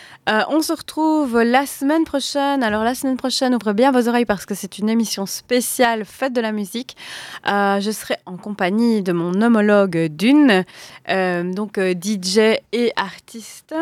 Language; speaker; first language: French; native; French